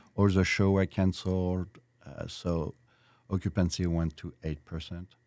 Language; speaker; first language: English; non-native, fluent; French